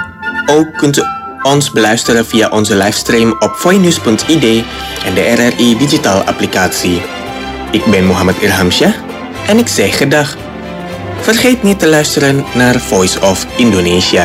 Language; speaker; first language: Dutch; non-native, fluent; Indonesian